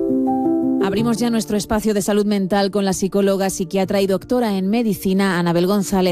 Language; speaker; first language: Spanish; native; Spanish